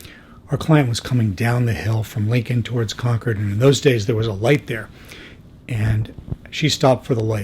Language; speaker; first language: English; native; English